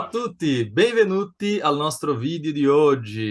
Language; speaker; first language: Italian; non-native, fluent; Portuguese